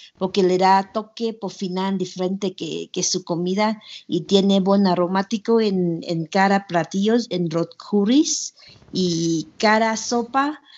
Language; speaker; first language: Spanish; non-native, learner; Thai